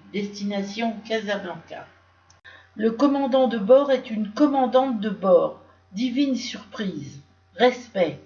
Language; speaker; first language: French; native; French